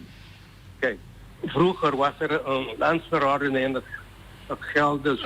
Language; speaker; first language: Dutch; non-native, local second language; Papiamento